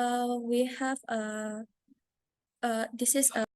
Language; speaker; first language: English; non-native, learner; Indonesian